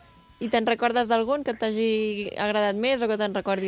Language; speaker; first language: Catalan; native; Catalan